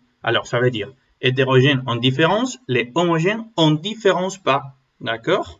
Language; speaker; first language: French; non-native, learner; Spanish